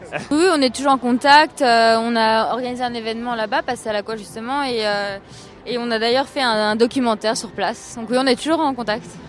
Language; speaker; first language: French; native; French